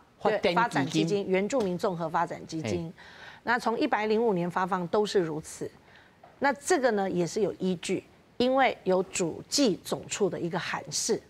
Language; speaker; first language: Chinese; native; Chinese